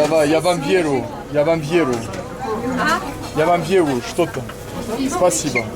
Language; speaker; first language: Russian; non-native, learner; French